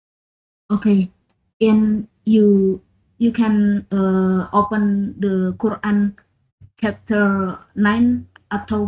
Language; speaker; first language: English; non-native, learner; Indonesian